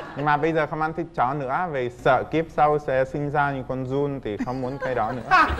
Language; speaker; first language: Vietnamese; non-native, fluent; Czech